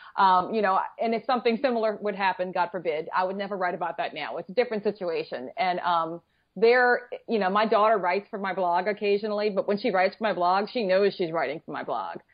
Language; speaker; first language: English; native; English